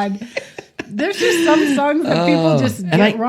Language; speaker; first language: English; native; English